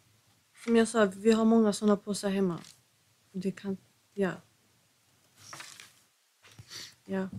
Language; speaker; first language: Swedish; non-native, fluent; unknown